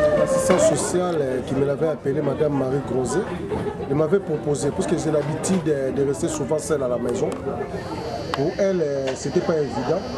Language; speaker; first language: French; non-native, local second language; Lingala